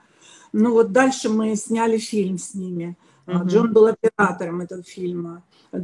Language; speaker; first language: Russian; native; Russian